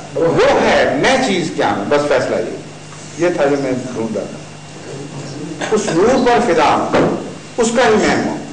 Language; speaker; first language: Urdu; native; Urdu